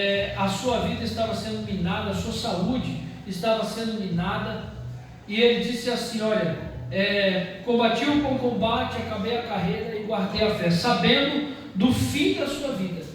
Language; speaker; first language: Portuguese; native; Portuguese